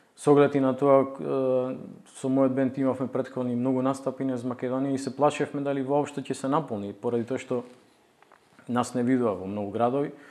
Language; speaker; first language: Macedonian; native; Macedonian